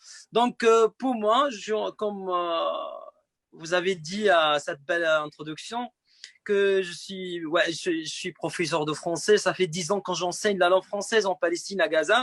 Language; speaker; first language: French; non-native, fluent; Arabic